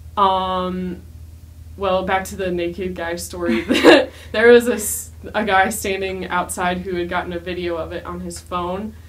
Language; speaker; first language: English; native; English